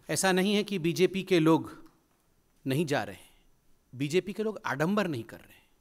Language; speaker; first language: Hindi; native; Hindi